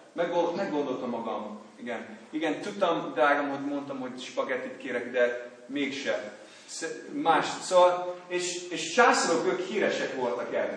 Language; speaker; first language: Hungarian; non-native, learner; English